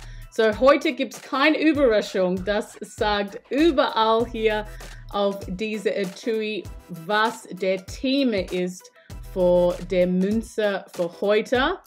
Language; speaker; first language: German; non-native, fluent; English